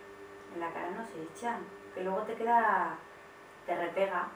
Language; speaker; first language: Spanish; native; Spanish